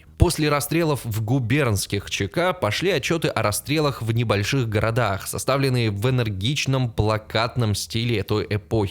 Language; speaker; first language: Russian; native; Russian